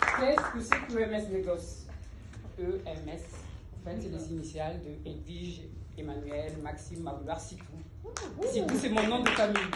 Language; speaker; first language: French; early bilingual, other home language; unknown